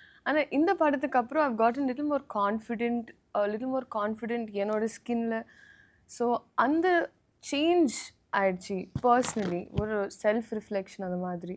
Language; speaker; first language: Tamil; non-native, learner; Telugu